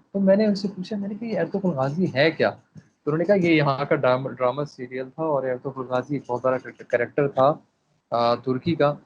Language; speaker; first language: Urdu; non-native, local second language; Pashto